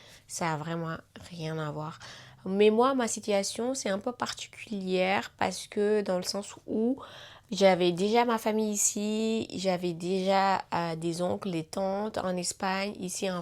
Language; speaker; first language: French; non-native, local second language; Wolof